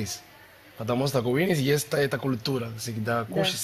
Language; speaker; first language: Russian; non-native, learner; Spanish